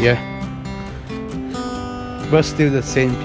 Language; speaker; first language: English; non-native, learner; Vietnamese